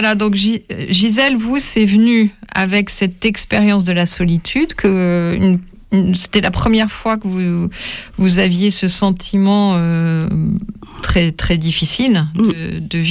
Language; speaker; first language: French; native; French